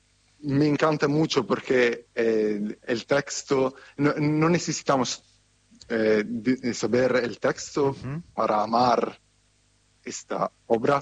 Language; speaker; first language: Spanish; non-native, fluent; Italian